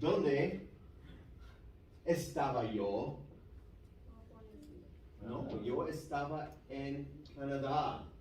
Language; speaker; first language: Spanish; non-native, fluent; English